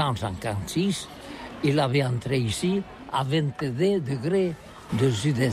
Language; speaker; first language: French; non-native, learner; Catalan